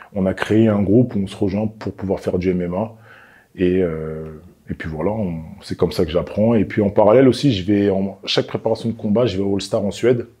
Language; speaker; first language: French; native; French